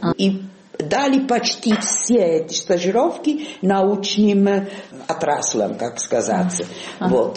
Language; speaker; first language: Russian; non-native, fluent; Italian